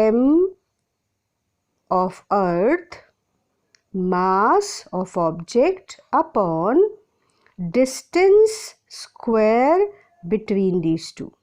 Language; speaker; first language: English; non-native, local second language; Hindi